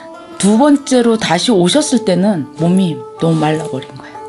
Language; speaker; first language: Korean; native; Korean